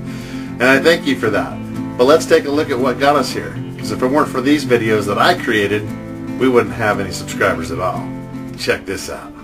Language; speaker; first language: English; native; English